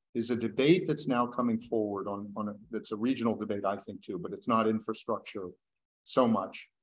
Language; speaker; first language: English; native; English